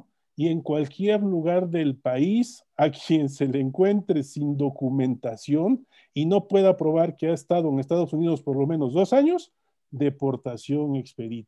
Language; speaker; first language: Spanish; native; Spanish